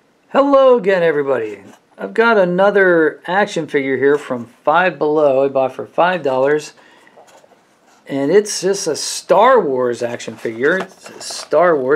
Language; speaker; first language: English; native; English